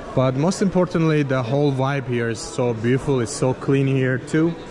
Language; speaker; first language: English; non-native, fluent; Azerbaijani